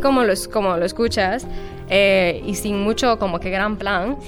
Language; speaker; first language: Spanish; early bilingual, heritage; Spanish